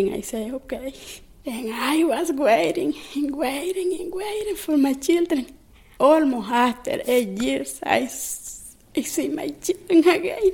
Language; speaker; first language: English; non-native, learner; Spanish